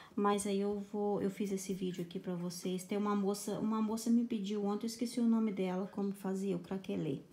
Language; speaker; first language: Portuguese; native; Portuguese